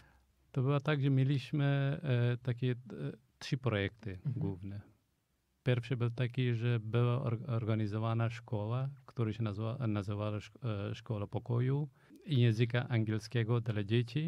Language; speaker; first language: Polish; non-native, fluent; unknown